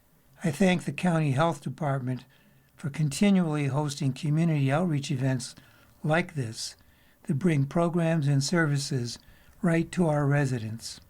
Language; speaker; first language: English; native; English